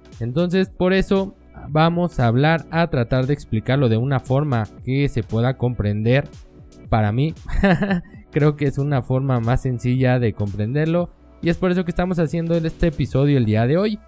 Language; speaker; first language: Spanish; native; Spanish